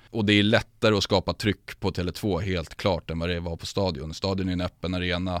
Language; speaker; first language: Swedish; native; Swedish